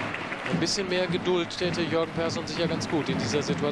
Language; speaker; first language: German; native; German